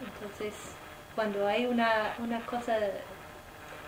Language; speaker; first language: Spanish; non-native, fluent; English